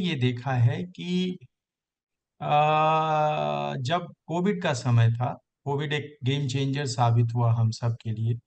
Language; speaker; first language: Hindi; native; Hindi